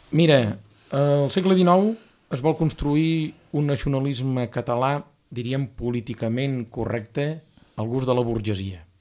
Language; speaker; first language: Catalan; native; Catalan